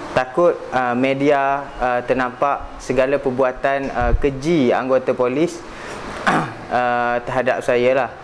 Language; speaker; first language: Malay; native; Malay